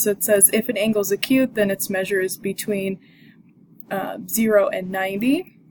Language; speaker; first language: English; native; English